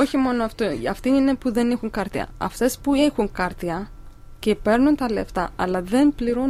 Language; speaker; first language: Greek; non-native, learner; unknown